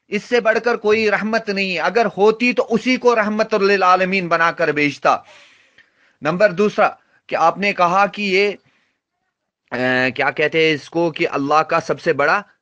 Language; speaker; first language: Hindi; native; Hindi